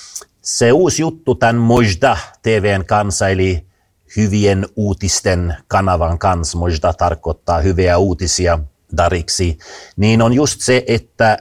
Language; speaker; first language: Finnish; early bilingual, heritage; Finnish